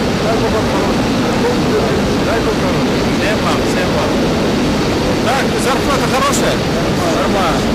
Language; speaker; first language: Russian; non-native, local second language; Turkmen